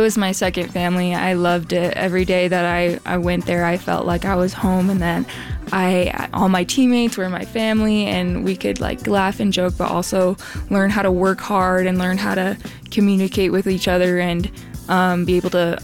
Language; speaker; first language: English; native; English